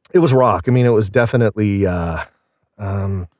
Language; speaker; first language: English; native; English